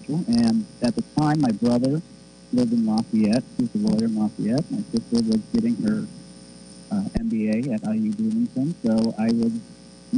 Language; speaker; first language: English; native; English